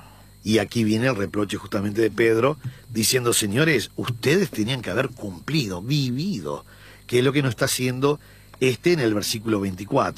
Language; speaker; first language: Spanish; native; Spanish